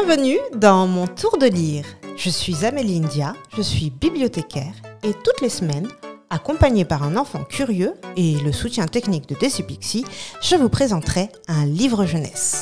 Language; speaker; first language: French; native; French